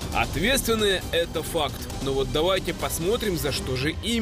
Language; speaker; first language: Russian; non-native, local second language; Ukrainian